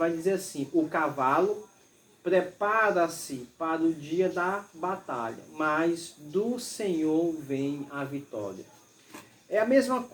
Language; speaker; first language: Portuguese; native; Portuguese